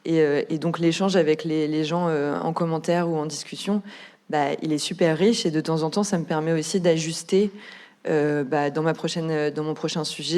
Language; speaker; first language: French; native; French